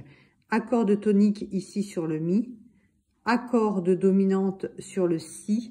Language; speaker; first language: French; native; French